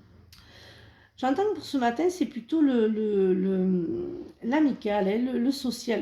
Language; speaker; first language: French; native; French